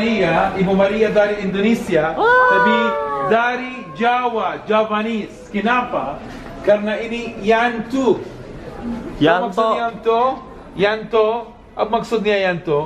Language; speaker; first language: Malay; non-native, learner; Arabic